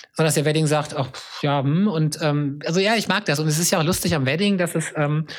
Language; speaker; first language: German; native; German